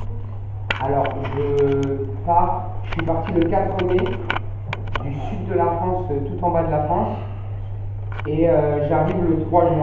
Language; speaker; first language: French; native; French